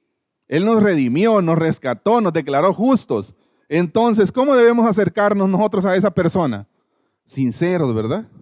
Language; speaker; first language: Spanish; native; Spanish